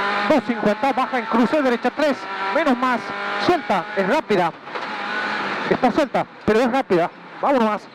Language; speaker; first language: Spanish; native; Spanish